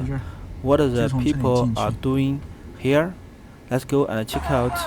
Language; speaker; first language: English; non-native, fluent; Chinese